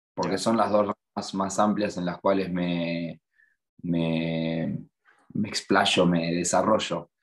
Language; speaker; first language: Spanish; native; Spanish